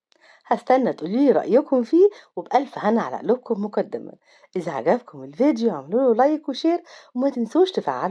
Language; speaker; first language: Arabic; native; Arabic